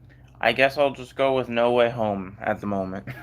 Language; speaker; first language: English; native; English